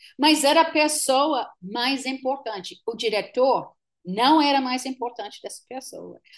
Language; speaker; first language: Portuguese; non-native, fluent; English